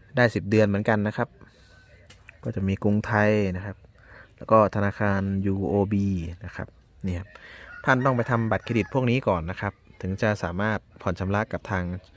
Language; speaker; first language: Thai; native; Thai